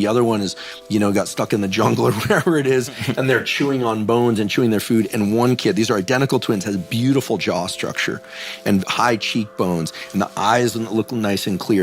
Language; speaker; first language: English; native; English